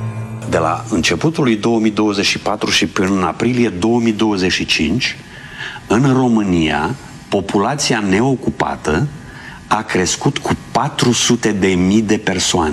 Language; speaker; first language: Romanian; native; Romanian